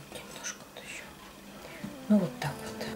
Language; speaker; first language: Russian; native; Russian